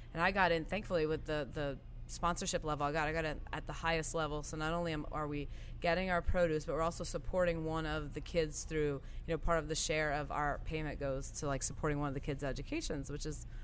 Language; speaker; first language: English; native; English